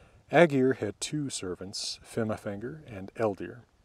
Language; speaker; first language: English; native; English